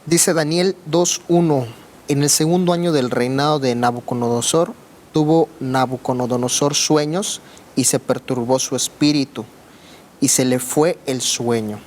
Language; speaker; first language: Spanish; native; Spanish